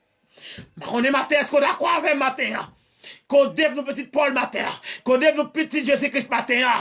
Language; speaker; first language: French; non-native, learner; Haitian Creole